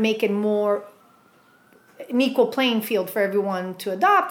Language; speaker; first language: English; native; English